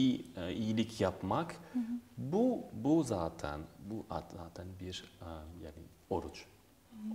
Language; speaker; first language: Turkish; non-native, fluent; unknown